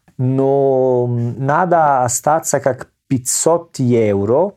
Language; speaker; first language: Russian; non-native, learner; Italian